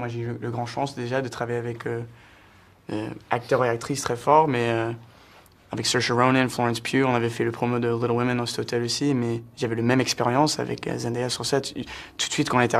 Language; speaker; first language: French; early bilingual, heritage; French